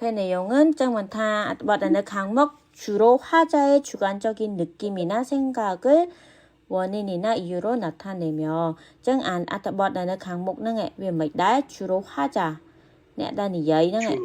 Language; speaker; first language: Korean; non-native, fluent; Khmer